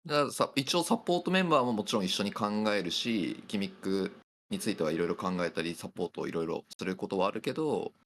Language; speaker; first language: Japanese; native; Japanese